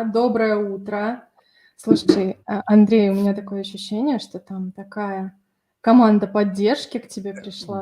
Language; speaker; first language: Russian; native; Russian